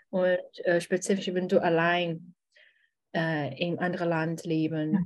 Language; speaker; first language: German; non-native, learner; Chinese